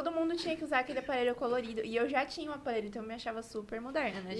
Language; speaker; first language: Portuguese; native; Portuguese